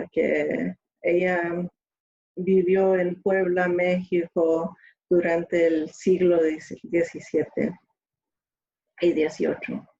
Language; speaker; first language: Spanish; early bilingual, other home language; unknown